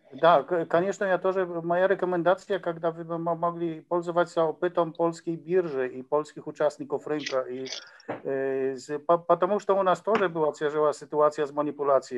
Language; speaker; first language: Polish; non-native, learner; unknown